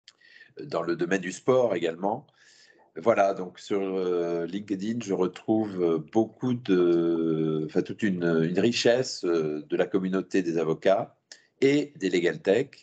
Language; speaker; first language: French; native; French